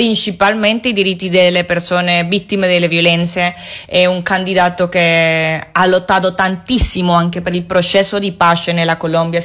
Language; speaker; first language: Italian; non-native, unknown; Spanish